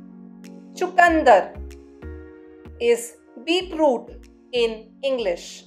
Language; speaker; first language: English; non-native, local second language; Hindi